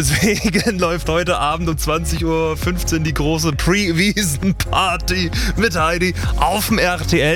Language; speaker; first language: German; native; German